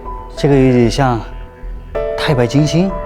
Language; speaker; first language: Chinese; native; Chinese